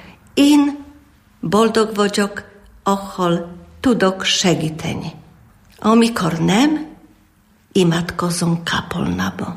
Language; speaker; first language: Hungarian; non-native, learner; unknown